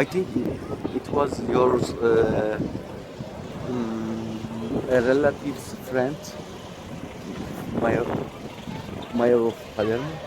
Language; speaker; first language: English; non-native, learner; Turkish